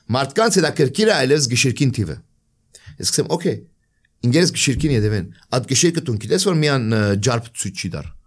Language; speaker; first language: Armenian; early bilingual, heritage; Armenian